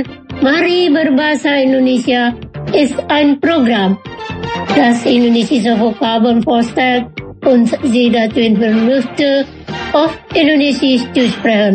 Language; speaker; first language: German; non-native, learner; Indonesian